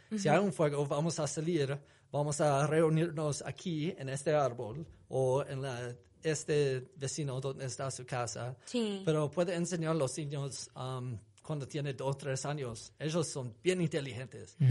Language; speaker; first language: Spanish; non-native, fluent; English